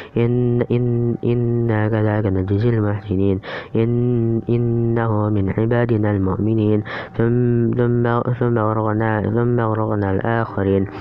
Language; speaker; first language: Arabic; non-native, learner; Indonesian